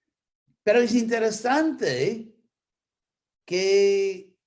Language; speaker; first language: Spanish; non-native, fluent; English